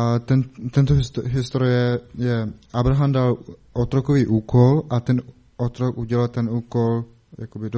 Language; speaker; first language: Czech; non-native, learner; Mongolian